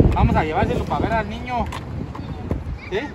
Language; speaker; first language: Spanish; native; Spanish